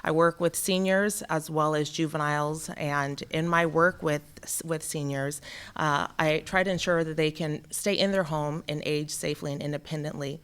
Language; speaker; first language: English; native; English